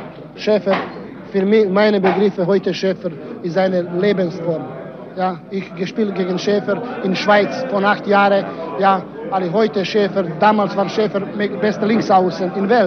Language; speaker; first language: German; non-native, learner; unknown